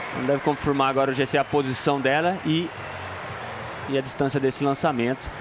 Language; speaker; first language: Portuguese; native; Portuguese